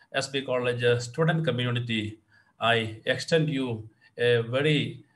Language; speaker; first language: English; non-native, local second language; Malayalam